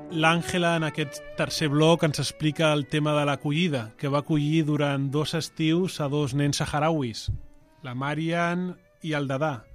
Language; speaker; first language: Catalan; native; Catalan